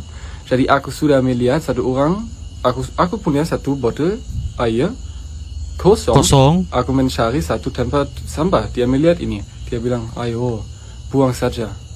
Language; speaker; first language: Indonesian; non-native, learner; German